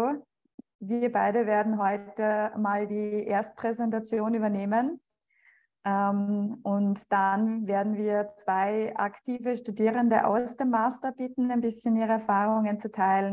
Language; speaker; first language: German; native; German